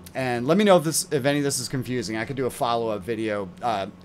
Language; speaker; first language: English; native; English